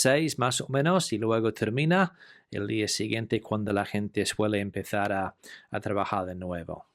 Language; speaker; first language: Spanish; non-native, fluent; English